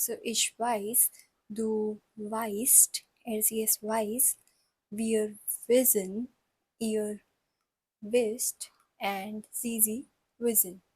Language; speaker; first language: German; non-native, fluent; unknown